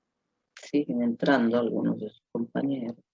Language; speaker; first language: Spanish; native; Spanish